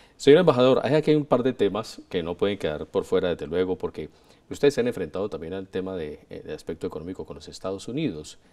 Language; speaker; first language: Spanish; native; Spanish